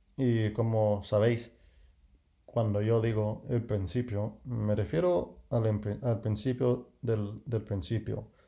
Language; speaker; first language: Spanish; non-native, fluent; English